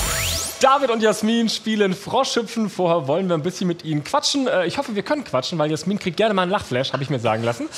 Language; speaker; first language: German; native; German